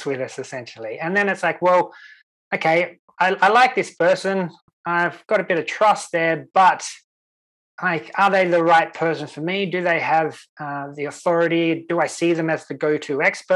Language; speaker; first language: English; native; English